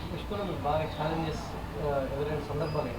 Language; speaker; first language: Telugu; native; Telugu